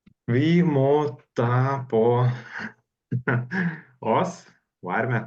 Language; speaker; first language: Norwegian; non-native, learner; Lithuanian